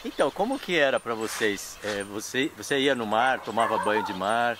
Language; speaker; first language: Portuguese; native; Portuguese